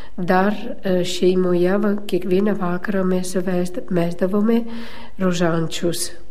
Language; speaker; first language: Lithuanian; non-native, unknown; Italian